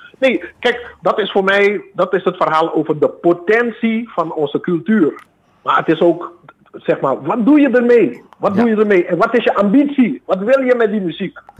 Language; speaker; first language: Dutch; native; Dutch